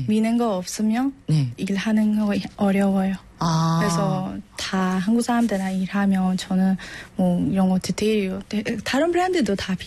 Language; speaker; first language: Korean; non-native, learner; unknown